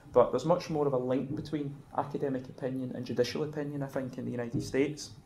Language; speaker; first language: English; native; English